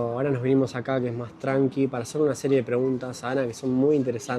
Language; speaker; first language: Spanish; native; Spanish